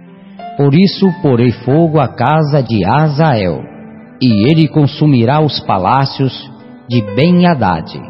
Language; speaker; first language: Portuguese; native; Portuguese